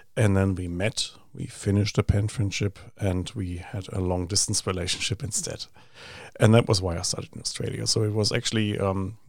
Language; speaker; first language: English; non-native, fluent; German